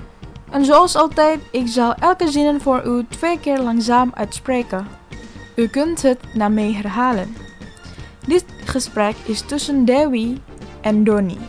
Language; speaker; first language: Dutch; non-native, learner; Indonesian